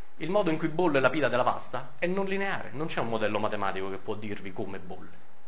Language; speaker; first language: Italian; native; Italian